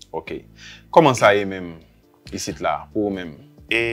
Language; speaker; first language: French; non-native, local second language; Haitian Creole